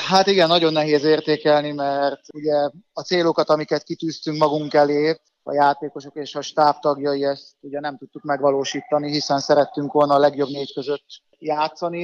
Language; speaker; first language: Hungarian; native; Hungarian